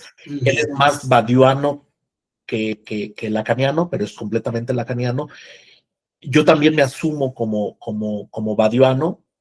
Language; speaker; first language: Spanish; native; Spanish